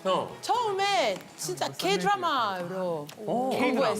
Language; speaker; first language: Korean; non-native, learner; French